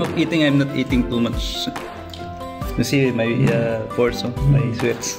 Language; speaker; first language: English; non-native, learner; Filipino